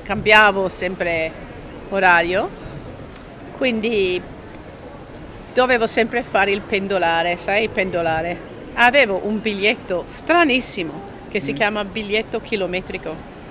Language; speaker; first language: Italian; non-native, fluent; English